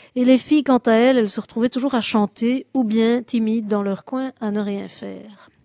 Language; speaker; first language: French; native; French